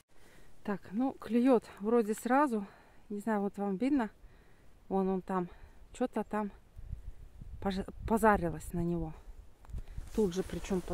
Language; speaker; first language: Russian; native; Russian